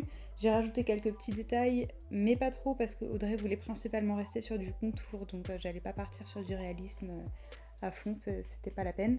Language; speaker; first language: French; native; French